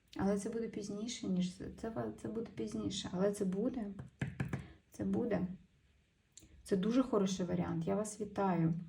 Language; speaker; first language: Ukrainian; non-native, local second language; Russian